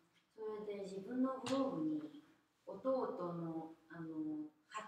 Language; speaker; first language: Japanese; non-native, fluent; Korean